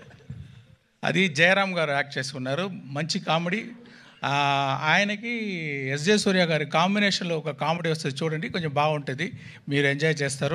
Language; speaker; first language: Telugu; non-native, local second language; Tamil